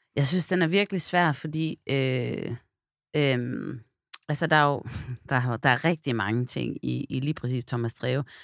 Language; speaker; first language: Danish; native; Danish